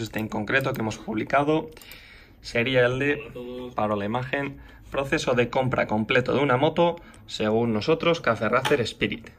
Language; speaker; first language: Spanish; native; Spanish